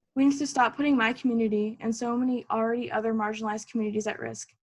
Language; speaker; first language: English; native; English